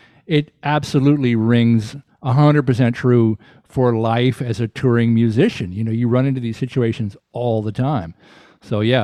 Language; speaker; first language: English; native; English